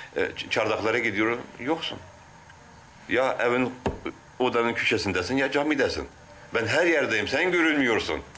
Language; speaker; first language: Turkish; non-native, local second language; Kurdish